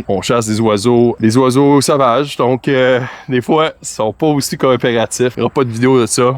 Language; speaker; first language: French; native; French